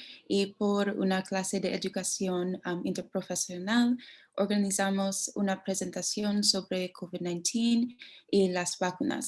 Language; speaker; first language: Spanish; non-native, learner; English